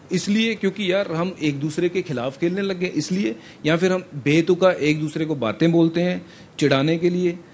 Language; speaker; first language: Hindi; non-native, local second language; Punjabi